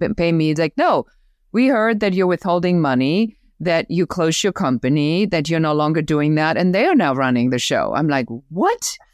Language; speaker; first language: English; non-native, fluent; German